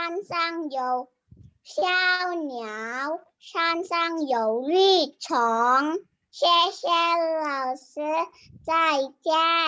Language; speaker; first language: Chinese; non-native, learner; Indonesian